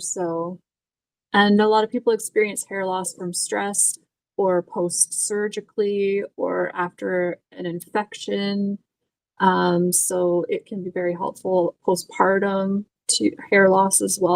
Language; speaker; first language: English; native; English